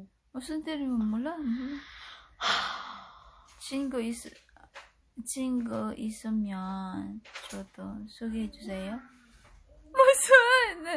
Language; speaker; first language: Korean; non-native, fluent; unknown